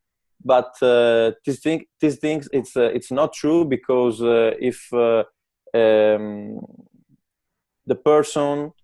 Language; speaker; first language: English; non-native, learner; Italian